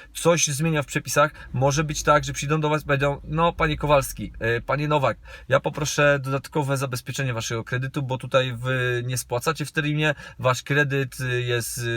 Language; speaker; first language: Polish; native; Polish